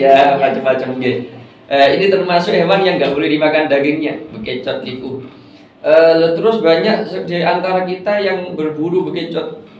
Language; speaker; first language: Indonesian; non-native, local second language; Javanese